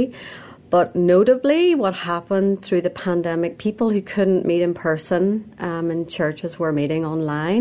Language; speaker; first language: English; native; English